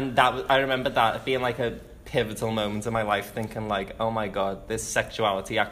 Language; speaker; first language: English; native; English